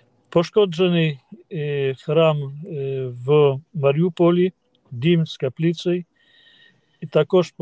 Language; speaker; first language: Ukrainian; non-native, fluent; Polish